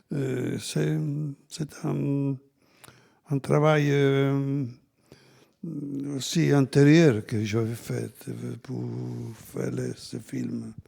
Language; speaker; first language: French; non-native, fluent; Italian